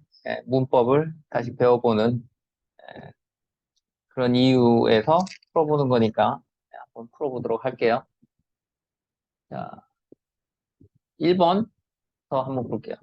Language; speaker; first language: Korean; native; Korean